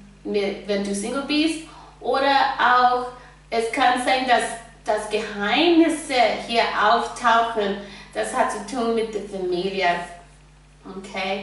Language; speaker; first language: German; non-native, fluent; English